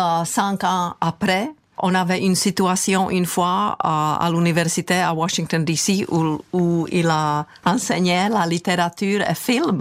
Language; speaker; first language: French; non-native, fluent; Czech